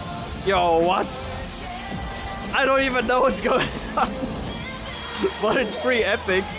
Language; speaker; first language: English; native; English